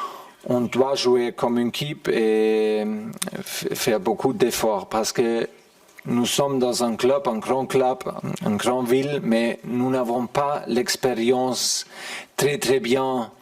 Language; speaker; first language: French; non-native, fluent; German